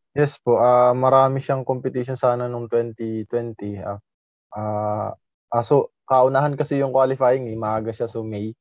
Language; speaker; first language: Filipino; native; Filipino